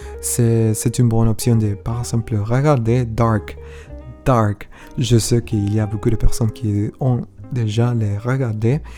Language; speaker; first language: French; non-native, learner; Spanish